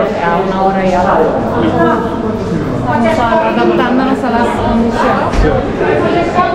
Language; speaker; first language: Spanish; non-native, fluent; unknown